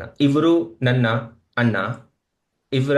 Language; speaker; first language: Kannada; non-native, learner; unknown